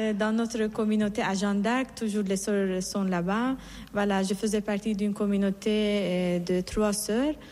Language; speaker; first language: French; non-native, fluent; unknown